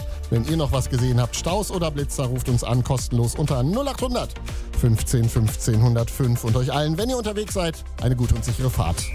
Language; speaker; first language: German; native; German